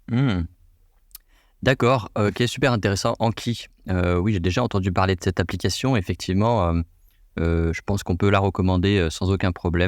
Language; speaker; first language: French; native; French